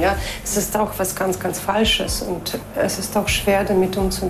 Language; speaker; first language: German; non-native, fluent; Russian